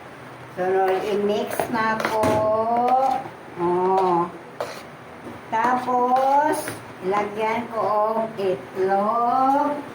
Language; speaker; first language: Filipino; non-native, local second language; Cebuano